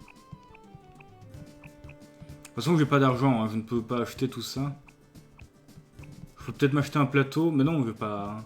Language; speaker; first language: French; native; French